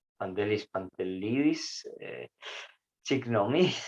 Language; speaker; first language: Greek; non-native, learner; English